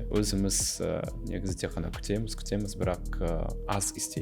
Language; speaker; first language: Kazakh; non-native, local second language; Russian